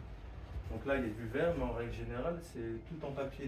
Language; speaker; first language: French; native; French